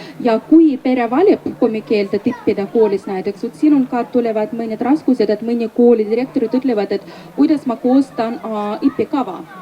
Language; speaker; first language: Estonian; non-native, fluent; Russian